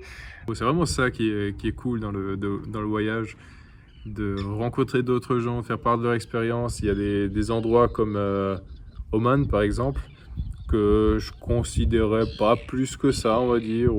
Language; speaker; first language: French; native; French